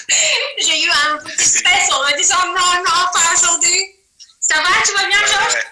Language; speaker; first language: French; non-native, fluent; Azerbaijani